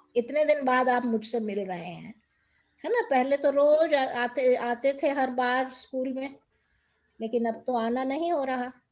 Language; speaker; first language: Hindi; native; Hindi